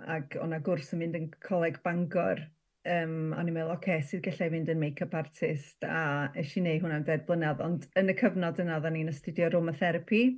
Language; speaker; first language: Welsh; native; Welsh